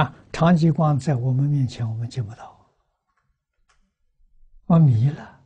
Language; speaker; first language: Chinese; native; Chinese